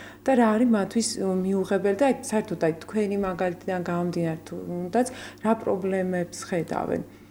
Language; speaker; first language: Georgian; native; Georgian